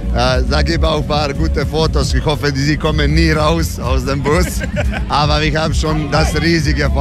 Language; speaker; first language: German; non-native, learner; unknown